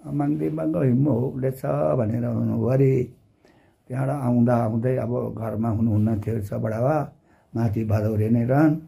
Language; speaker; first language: Nepali; non-native, local second language; Limbu